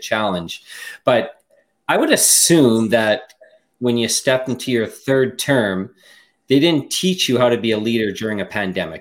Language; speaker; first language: English; native; English